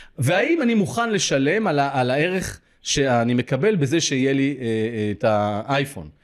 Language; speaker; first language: Hebrew; native; Hebrew